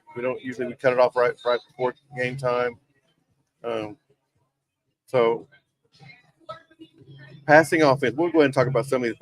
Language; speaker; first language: English; native; English